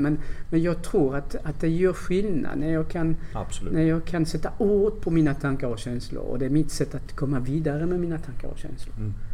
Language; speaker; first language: Swedish; non-native, fluent; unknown